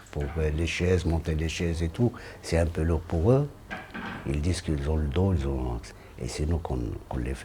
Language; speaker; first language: French; non-native, fluent; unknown